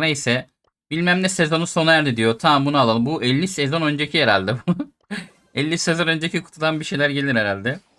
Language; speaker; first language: Turkish; native; Turkish